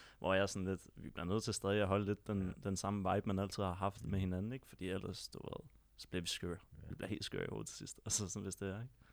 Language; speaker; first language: Danish; native; Danish